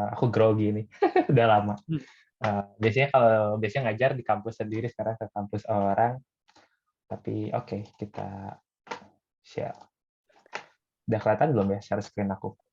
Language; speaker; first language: Indonesian; native; Indonesian